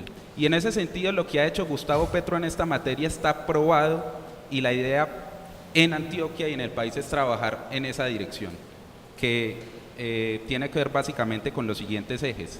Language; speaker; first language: Spanish; native; Spanish